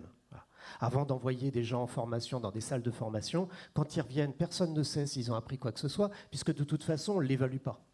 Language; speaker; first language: French; native; French